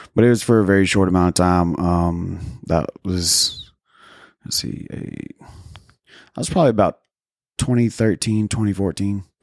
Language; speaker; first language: English; native; English